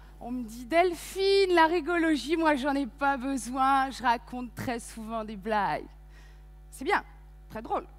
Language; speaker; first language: French; native; French